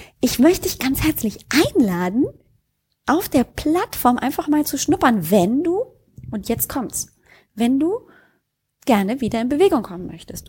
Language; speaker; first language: German; native; German